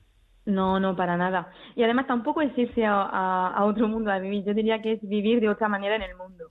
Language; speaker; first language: Spanish; early bilingual, heritage; French